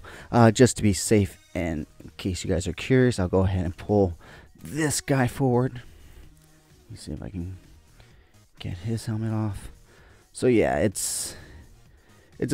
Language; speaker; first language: English; native; English